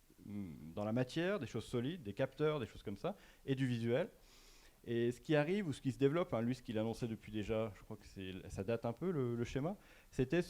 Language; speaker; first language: French; native; French